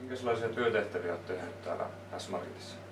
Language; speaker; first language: Finnish; native; Finnish